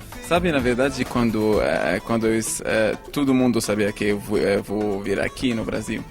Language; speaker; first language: Portuguese; non-native, fluent; Arabic